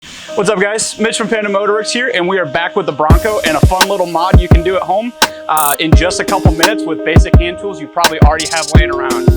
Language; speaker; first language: English; native; English